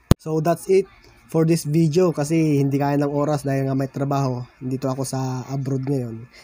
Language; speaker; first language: Filipino; non-native, local second language; Iloko